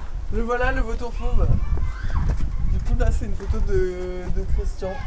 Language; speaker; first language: French; native; French